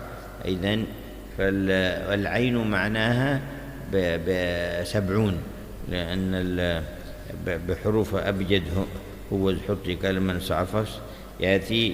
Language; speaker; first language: Arabic; native; Arabic